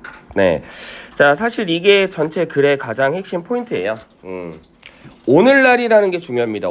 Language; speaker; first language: Korean; native; Korean